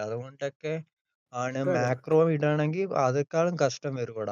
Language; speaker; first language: Malayalam; early bilingual, heritage; Malayalam